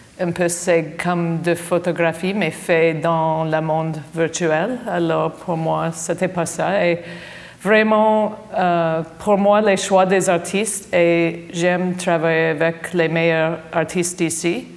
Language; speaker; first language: French; non-native, fluent; English